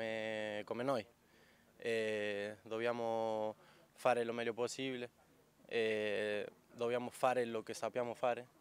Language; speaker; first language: Italian; non-native, fluent; Spanish